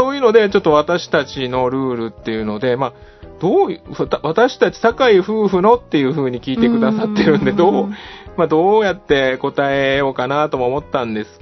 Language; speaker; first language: Japanese; native; Japanese